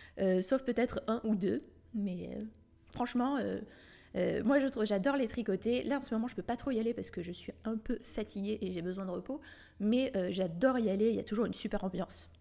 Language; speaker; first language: French; native; French